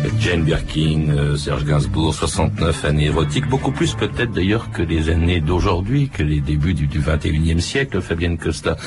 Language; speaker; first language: French; native; French